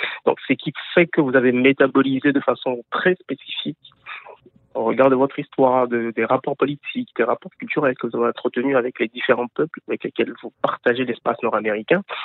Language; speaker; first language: French; non-native, local second language; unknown